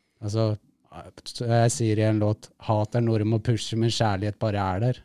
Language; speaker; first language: Norwegian; native; Norwegian